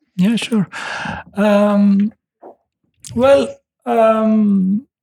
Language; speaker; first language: English; non-native, fluent; Persian